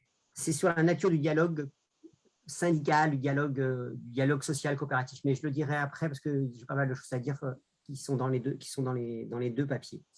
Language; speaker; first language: French; native; French